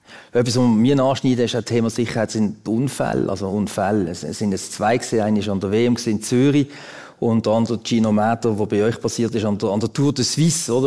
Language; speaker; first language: German; native; German